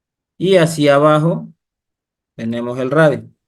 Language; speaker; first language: Spanish; native; Spanish